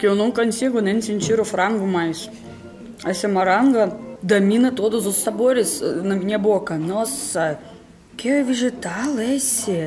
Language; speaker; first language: Portuguese; non-native, fluent; Russian